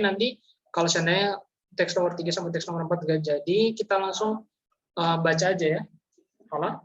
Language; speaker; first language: Indonesian; native; Indonesian